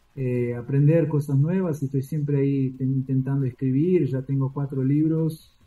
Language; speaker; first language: Spanish; early bilingual, heritage; Spanish